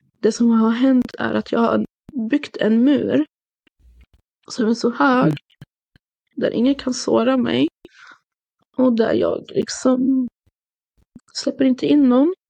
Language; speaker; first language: Swedish; early bilingual, other home language; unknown